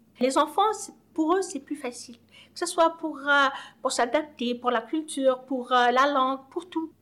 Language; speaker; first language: French; non-native, local second language; Arabic